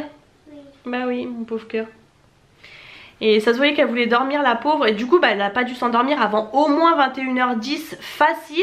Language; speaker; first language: French; native; French